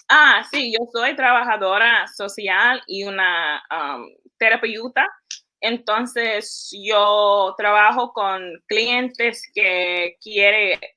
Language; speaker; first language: Spanish; early bilingual, heritage; English